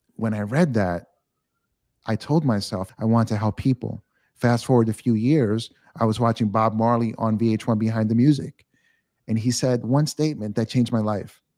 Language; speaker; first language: English; native; English